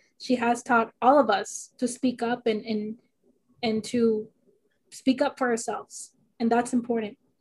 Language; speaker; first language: English; early bilingual, other home language; Spanish